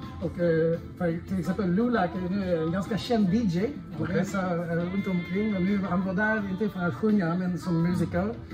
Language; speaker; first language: Swedish; non-native, fluent; French